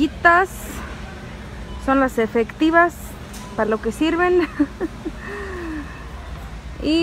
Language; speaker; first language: Spanish; native; Spanish